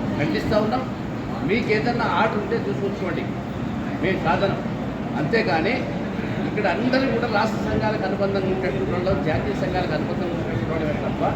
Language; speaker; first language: Telugu; native; Telugu